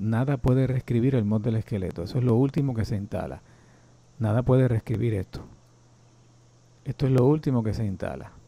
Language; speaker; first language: Spanish; native; Spanish